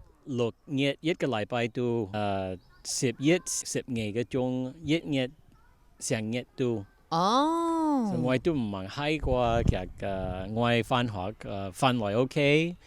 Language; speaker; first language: Cantonese; early bilingual, heritage; Cantonese